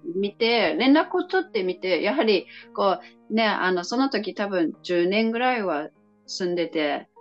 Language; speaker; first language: Japanese; non-native, fluent; English